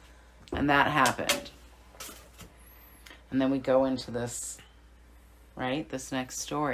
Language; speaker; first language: English; native; English